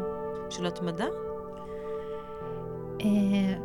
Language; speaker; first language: Hebrew; native; Hebrew